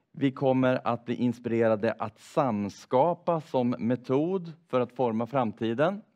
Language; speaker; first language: Swedish; native; Swedish